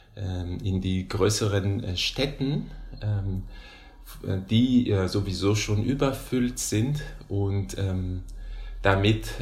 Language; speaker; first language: German; non-native, fluent; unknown